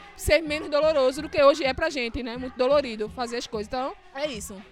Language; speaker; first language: Portuguese; native; Portuguese